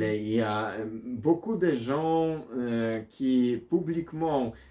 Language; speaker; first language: French; non-native, learner; Polish